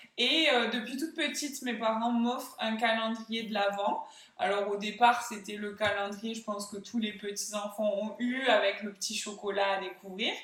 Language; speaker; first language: French; native; French